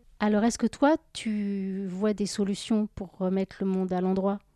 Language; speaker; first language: French; native; French